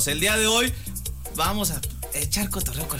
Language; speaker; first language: Spanish; native; Spanish